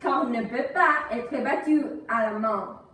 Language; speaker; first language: French; non-native, learner; Spanish